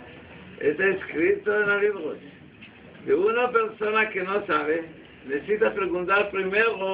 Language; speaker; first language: Spanish; non-native, learner; Hebrew